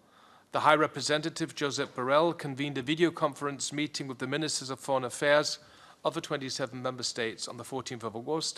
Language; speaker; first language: English; non-native, fluent; German